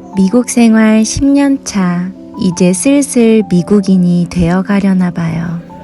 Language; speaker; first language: Korean; native; Korean